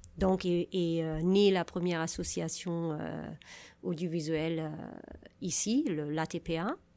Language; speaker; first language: French; non-native, fluent; German